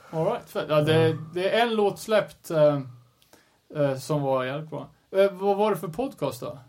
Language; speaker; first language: Swedish; native; Swedish